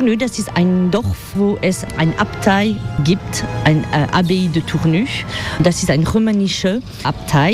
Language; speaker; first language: German; non-native, fluent; French